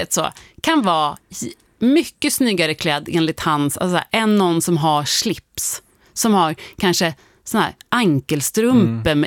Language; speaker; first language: Swedish; native; Swedish